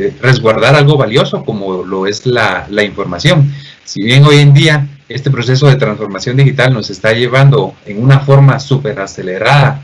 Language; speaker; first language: Spanish; native; Spanish